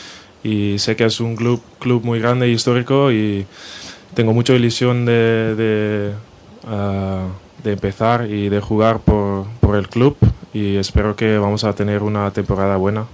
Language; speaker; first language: Spanish; non-native, learner; Dutch